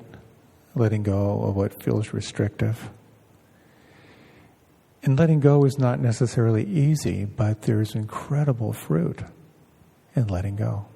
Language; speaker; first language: English; native; English